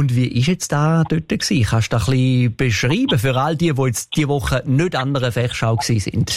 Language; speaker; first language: German; native; German